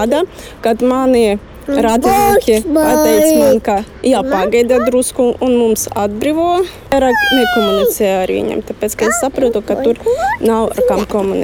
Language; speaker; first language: Latvian; non-native, learner; Russian